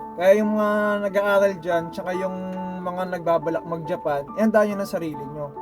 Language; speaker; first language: Filipino; native; Filipino